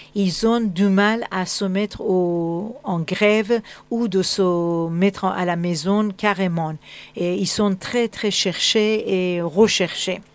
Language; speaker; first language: French; non-native, fluent; Persian